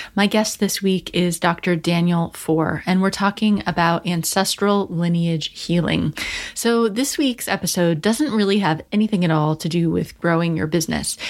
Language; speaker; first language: English; native; English